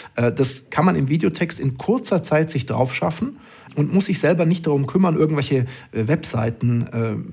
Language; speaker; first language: German; native; German